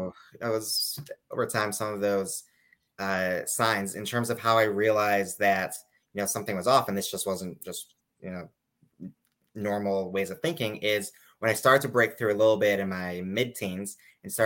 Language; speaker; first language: English; native; English